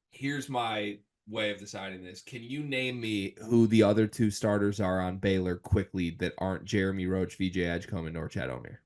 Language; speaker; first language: English; native; English